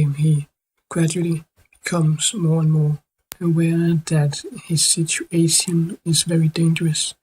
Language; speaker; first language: English; non-native, fluent; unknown